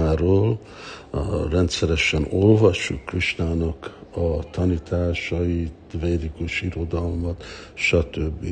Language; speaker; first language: Hungarian; early bilingual, heritage; Hungarian